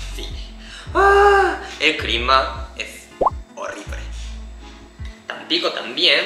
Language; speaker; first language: Spanish; non-native, learner; Japanese